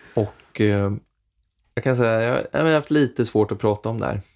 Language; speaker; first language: Swedish; native; Swedish